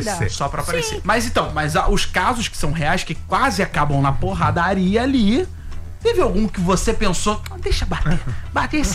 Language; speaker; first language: Portuguese; native; Portuguese